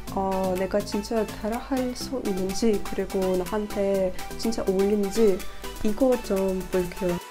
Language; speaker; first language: Korean; non-native, learner; Russian